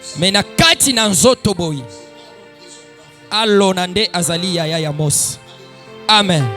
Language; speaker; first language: Lingala; native; Lingala